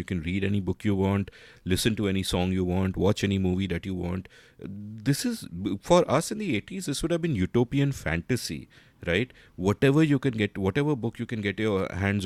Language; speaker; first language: English; non-native, local second language; Hindi